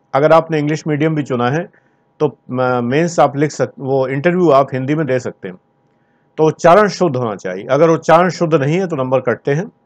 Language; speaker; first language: Hindi; native; Hindi